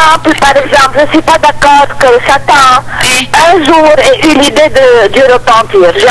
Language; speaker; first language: French; non-native, local second language; Arabic